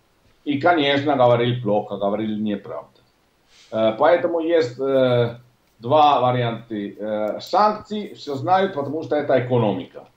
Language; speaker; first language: Russian; non-native, learner; Italian